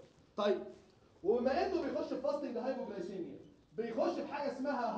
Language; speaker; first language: Arabic; native; Arabic